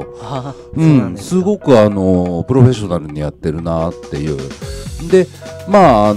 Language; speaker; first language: Japanese; native; Japanese